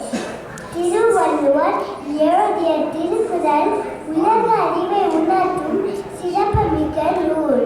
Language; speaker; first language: Tamil; early bilingual, heritage; Tamil